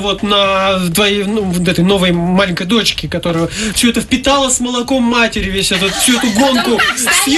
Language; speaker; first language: Russian; native; Russian